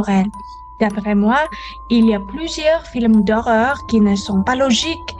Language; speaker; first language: French; non-native, learner; Indonesian